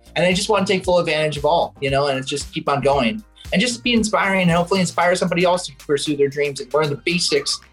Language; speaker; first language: English; native; English